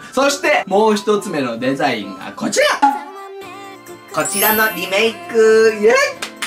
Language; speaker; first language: Japanese; native; Japanese